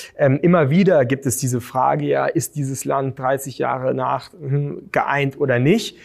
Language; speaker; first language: German; native; German